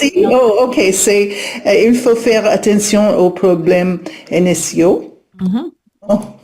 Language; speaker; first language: French; non-native, learner; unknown